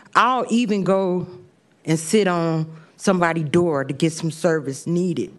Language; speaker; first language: English; native; English